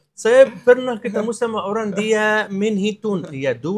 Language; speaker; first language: Indonesian; non-native, learner; Arabic